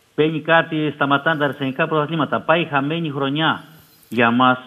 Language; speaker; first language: Greek; native; Greek